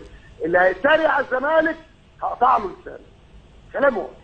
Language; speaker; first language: Arabic; native; Arabic